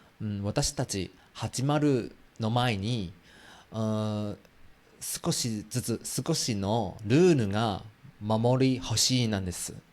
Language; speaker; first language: Japanese; non-native, learner; Chinese